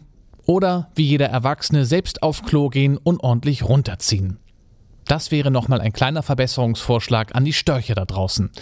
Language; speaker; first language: German; native; German